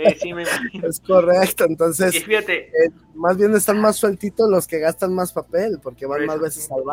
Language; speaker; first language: Spanish; native; Spanish